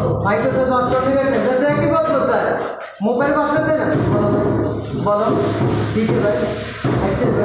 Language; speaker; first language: Hindi; non-native, learner; Bangla